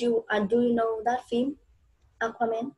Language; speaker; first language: English; non-native, fluent; Vietnamese